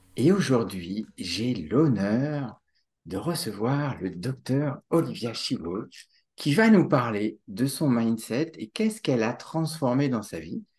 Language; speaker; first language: French; native; French